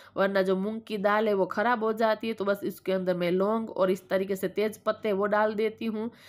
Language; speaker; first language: Hindi; non-native, local second language; Gujarati